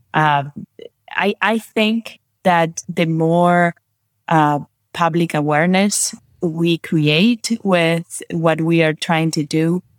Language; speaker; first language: English; non-native, fluent; Spanish